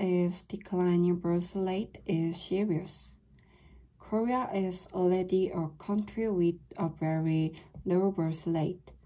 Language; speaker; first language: English; non-native, learner; Korean